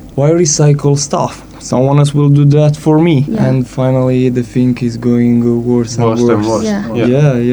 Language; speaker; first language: English; non-native, fluent; Italian